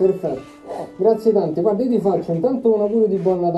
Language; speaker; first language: Italian; native; Italian